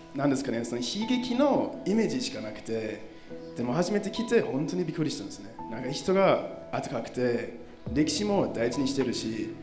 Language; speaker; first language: Japanese; non-native, fluent; German